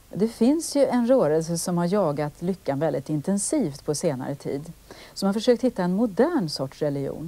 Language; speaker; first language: Swedish; native; Swedish